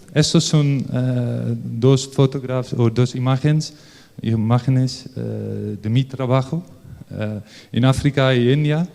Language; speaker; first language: Spanish; non-native, learner; Dutch